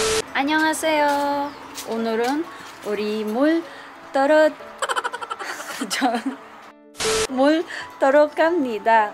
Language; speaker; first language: Korean; non-native, learner; Cebuano